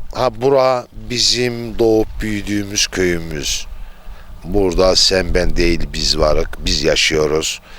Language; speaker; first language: Turkish; native; Turkish